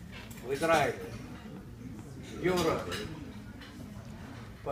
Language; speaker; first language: Russian; non-native, local second language; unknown